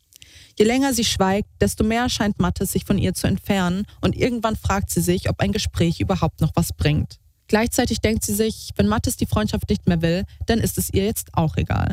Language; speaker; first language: German; native; German